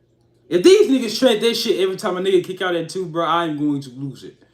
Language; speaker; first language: English; native; English